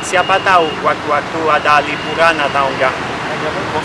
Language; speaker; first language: Indonesian; non-native, learner; Italian